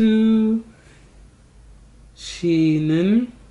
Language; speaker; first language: Korean; non-native, learner; English